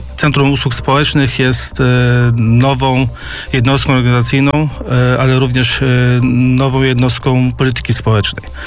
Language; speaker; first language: Polish; native; Polish